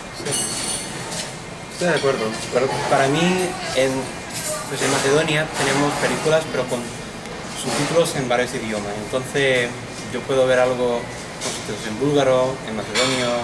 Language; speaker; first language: Spanish; non-native, fluent; English